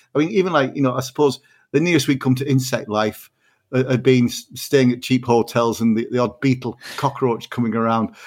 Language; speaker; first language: English; native; English